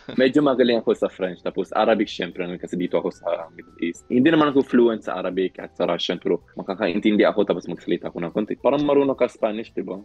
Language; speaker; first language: Filipino; non-native, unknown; Swedish